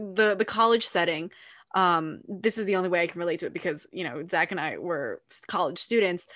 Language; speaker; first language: English; early bilingual, other home language; Filipino